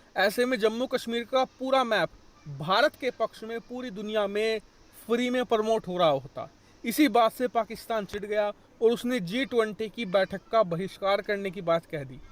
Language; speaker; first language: Hindi; native; Hindi